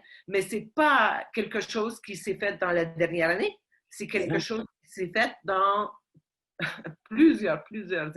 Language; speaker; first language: French; non-native, fluent; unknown